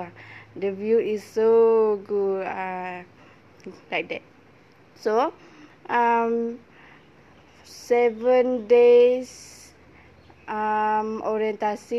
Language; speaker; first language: English; non-native, local second language; Malay